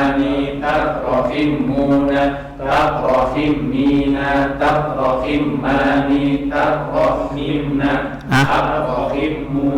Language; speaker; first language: Arabic; non-native, learner; Indonesian